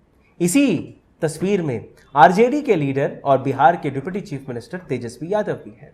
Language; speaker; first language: Hindi; native; Hindi